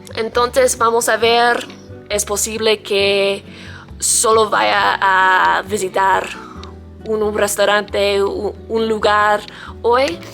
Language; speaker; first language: Spanish; non-native, learner; English